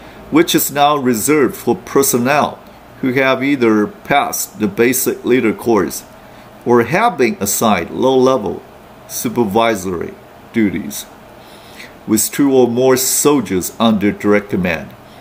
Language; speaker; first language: English; non-native, fluent; Chinese